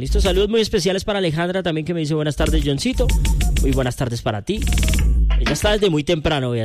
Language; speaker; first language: Spanish; native; Spanish